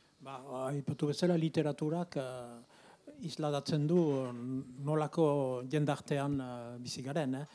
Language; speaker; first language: Basque; native; Basque